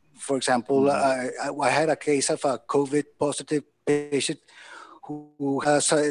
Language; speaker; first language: English; non-native, fluent; Spanish